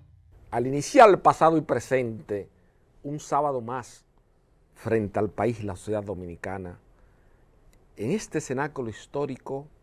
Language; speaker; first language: Spanish; native; Spanish